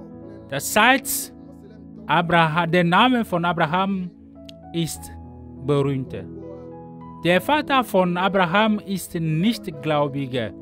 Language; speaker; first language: German; non-native, fluent; Ewe